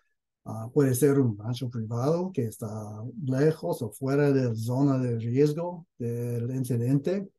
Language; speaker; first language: Spanish; non-native, fluent; English